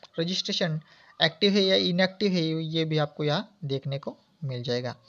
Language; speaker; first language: Hindi; non-native, local second language; Marathi